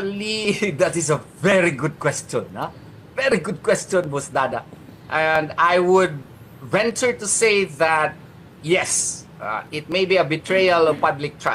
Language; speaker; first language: English; non-native, local second language; Filipino